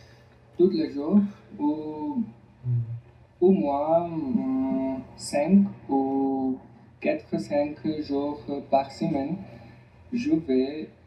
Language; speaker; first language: French; non-native, learner; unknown